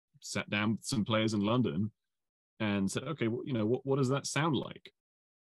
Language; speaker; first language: English; native; English